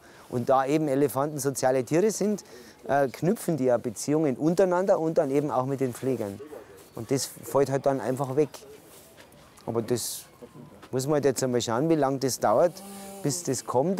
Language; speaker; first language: German; native; German